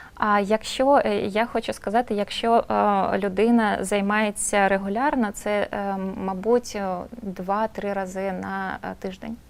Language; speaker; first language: Ukrainian; non-native, local second language; Russian